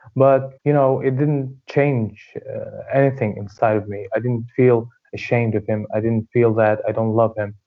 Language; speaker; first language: English; non-native, fluent; Arabic